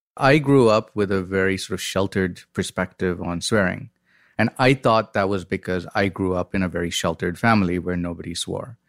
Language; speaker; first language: English; non-native, local second language; Tamil